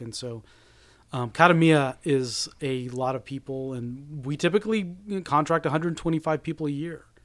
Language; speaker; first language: English; early bilingual, other home language; Spanish